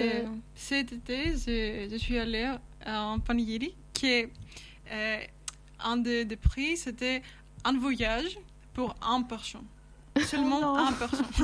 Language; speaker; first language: French; non-native, learner; Greek